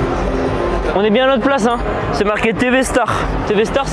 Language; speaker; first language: French; native; French